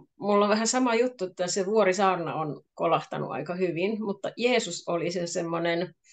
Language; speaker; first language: Finnish; native; Finnish